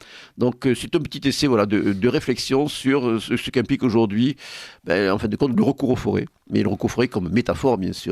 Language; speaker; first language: French; native; French